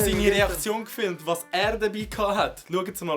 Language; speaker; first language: German; native; German